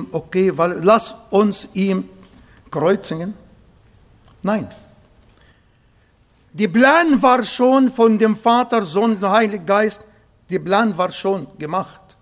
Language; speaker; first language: German; non-native, fluent; Arabic